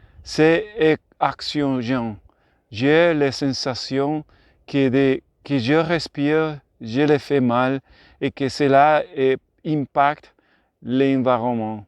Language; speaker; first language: French; non-native, learner; Spanish